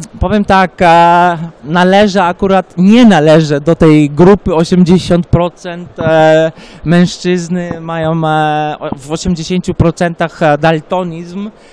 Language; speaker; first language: Polish; early bilingual, heritage; Polish